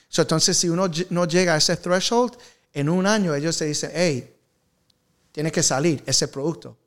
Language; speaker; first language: Spanish; early bilingual, heritage; Spanish